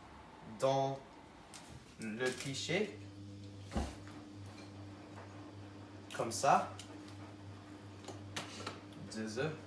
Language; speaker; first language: French; non-native, learner; English